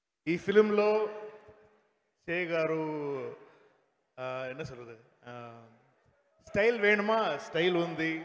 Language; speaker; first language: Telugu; non-native, learner; Tamil